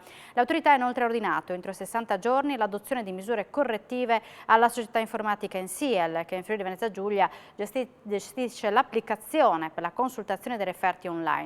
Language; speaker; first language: Italian; native; Italian